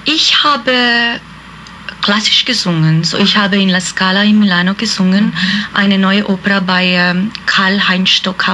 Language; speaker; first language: German; non-native, fluent; Hungarian